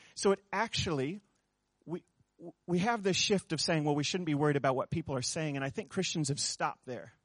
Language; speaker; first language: English; native; English